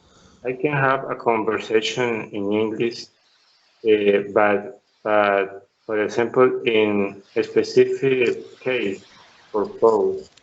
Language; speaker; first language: English; non-native, learner; Spanish